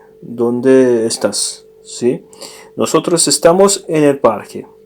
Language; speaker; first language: Spanish; non-native, learner; English